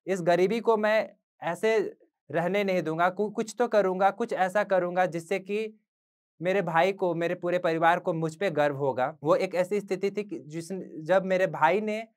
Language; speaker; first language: Hindi; native; Hindi